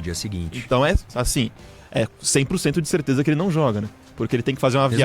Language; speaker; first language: Portuguese; native; Portuguese